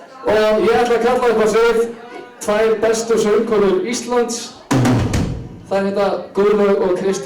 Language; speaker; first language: Icelandic; native; Icelandic